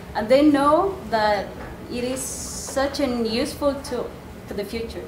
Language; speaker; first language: English; non-native, fluent; Spanish